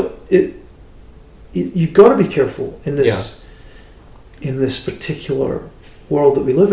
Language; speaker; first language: English; native; English